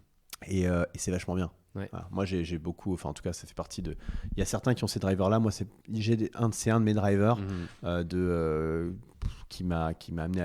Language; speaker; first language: French; native; French